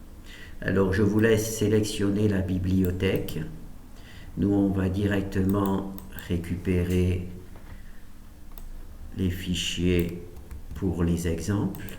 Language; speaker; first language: French; native; French